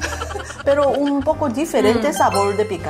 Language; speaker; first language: Spanish; non-native, learner; Korean